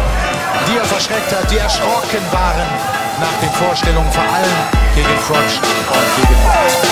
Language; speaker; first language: German; native; German